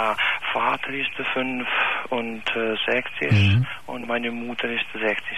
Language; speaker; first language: German; non-native, learner; Albanian